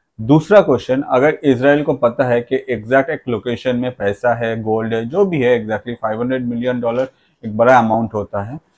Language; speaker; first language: Hindi; non-native, local second language; Bangla